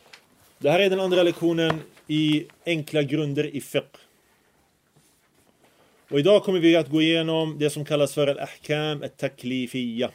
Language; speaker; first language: Swedish; early bilingual, other home language; Arabic